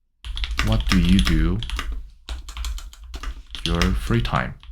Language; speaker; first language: English; non-native, fluent; Korean